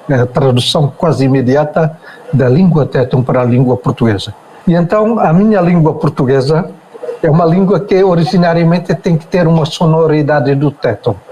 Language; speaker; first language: Portuguese; non-native, local second language; Tetum